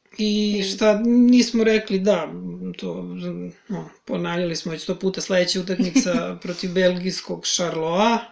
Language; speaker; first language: Serbian; native; Serbian